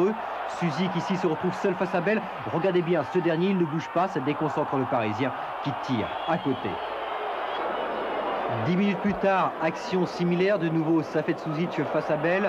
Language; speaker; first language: French; native; French